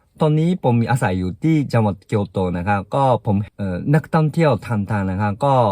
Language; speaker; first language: Thai; non-native, fluent; Japanese